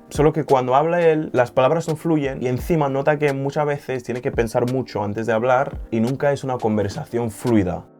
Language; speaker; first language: Spanish; non-native, fluent; English